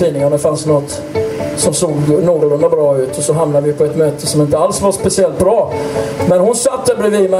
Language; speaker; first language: Swedish; native; Swedish